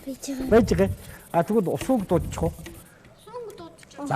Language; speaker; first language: Mongolian; native; Mongolian